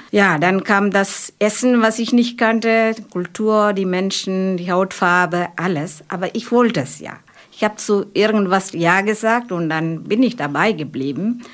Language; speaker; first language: German; non-native, fluent; Malayalam